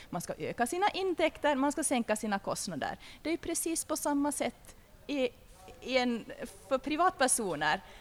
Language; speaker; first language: Swedish; native; Swedish